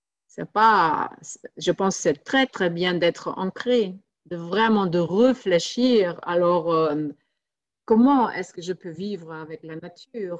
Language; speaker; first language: French; non-native, fluent; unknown